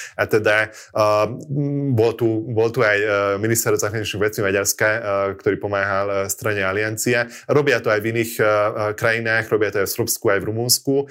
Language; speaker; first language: Slovak; non-native, local second language; Hungarian